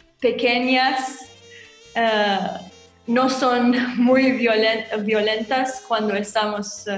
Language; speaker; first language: Spanish; non-native, learner; Arabic